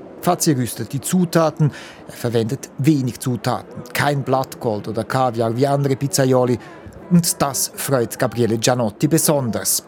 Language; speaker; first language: German; native; German